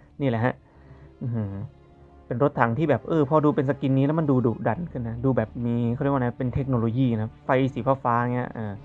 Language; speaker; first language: Thai; native; Thai